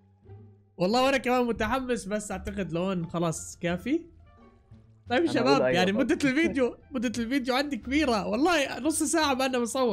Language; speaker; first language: Arabic; native; Arabic